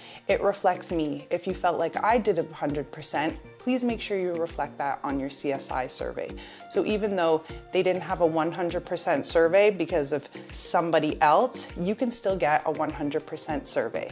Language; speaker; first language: English; native; English